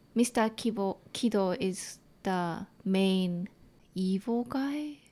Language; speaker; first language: English; non-native, fluent; Japanese